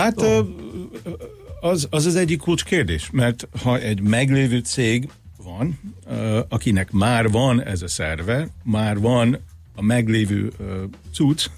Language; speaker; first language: Hungarian; non-native, fluent; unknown